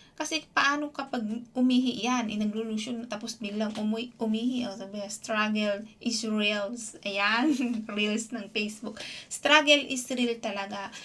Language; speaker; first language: Filipino; non-native, local second language; Cebuano